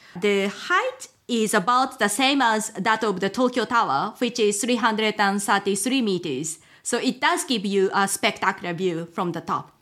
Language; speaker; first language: English; non-native, fluent; Japanese